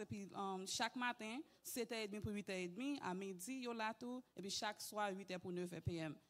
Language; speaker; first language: French; early bilingual, heritage; French